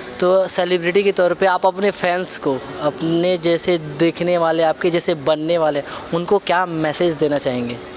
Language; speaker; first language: Hindi; native; Hindi